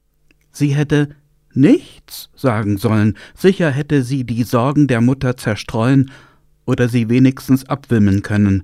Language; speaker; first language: German; native; German